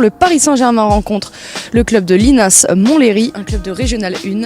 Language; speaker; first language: French; native; French